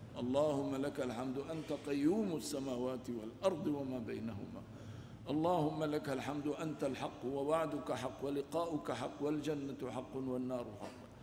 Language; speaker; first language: Arabic; non-native, local second language; Kurdish